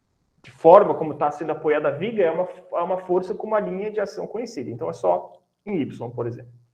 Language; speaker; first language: Portuguese; native; Portuguese